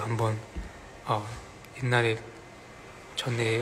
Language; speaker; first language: Korean; non-native, learner; Chinese